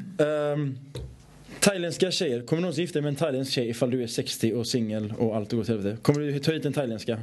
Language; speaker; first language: Swedish; early bilingual, other home language; Persian